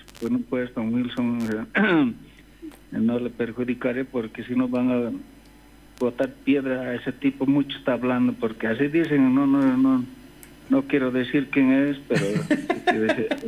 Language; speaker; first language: Spanish; native; Spanish